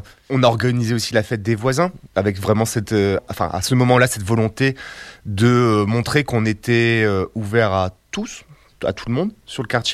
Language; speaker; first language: French; native; French